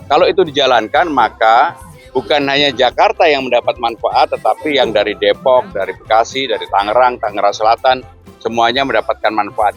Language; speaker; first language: Indonesian; native; Indonesian